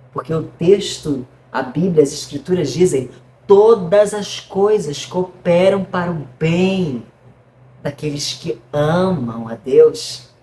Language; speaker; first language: Portuguese; native; Portuguese